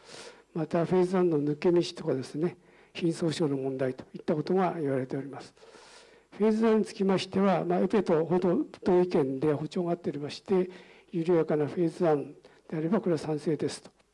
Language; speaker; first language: Japanese; native; Japanese